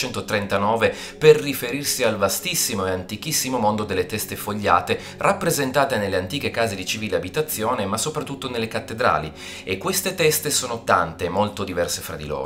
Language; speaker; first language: Italian; native; Italian